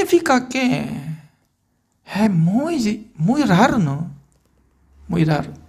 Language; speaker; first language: Spanish; non-native, fluent; Korean